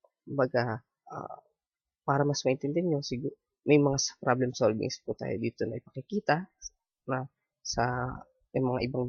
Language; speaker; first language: Filipino; native; Filipino